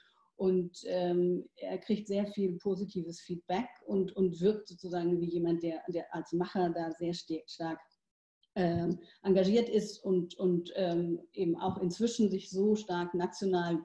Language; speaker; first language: German; native; German